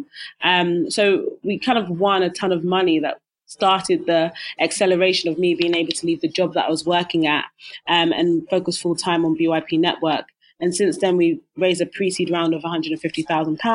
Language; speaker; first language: English; native; English